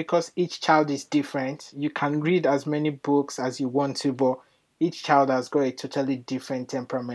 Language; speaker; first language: English; non-native, local second language; Yoruba